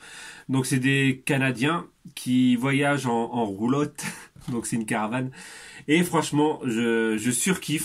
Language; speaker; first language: French; native; French